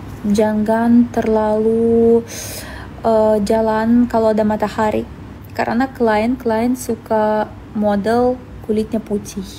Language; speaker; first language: Indonesian; non-native, fluent; Russian